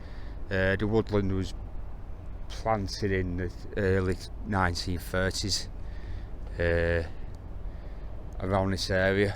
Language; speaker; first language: English; native; English